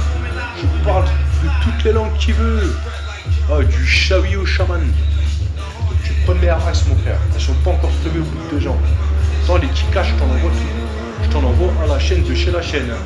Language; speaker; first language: French; native; French